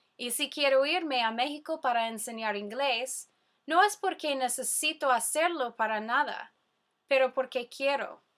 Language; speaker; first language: Spanish; non-native, fluent; English